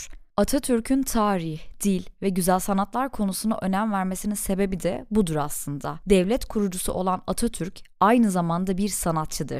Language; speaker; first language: Turkish; native; Turkish